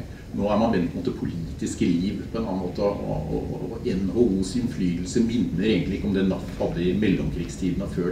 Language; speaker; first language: Norwegian; native; Norwegian